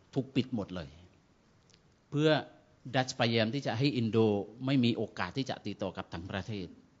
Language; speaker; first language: Thai; non-native, fluent; Indonesian